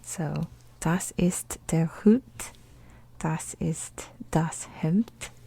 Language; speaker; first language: German; non-native, learner; English